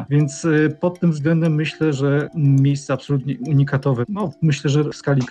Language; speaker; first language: Polish; native; Polish